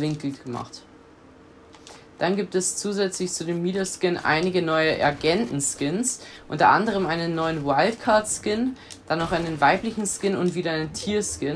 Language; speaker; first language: German; native; German